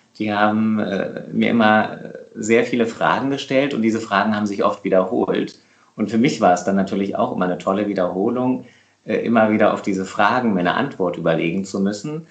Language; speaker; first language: German; native; German